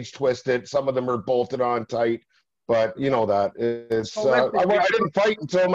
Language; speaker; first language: English; native; English